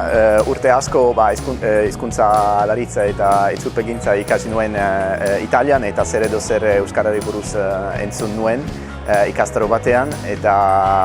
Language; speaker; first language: Basque; non-native, fluent; Italian